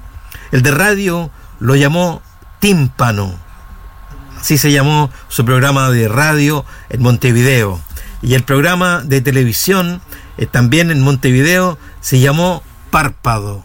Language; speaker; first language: Spanish; native; Spanish